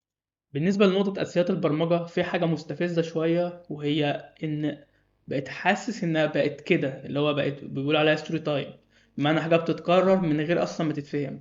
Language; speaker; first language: Arabic; native; Arabic